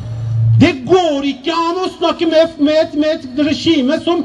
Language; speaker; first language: Norwegian; non-native, fluent; Persian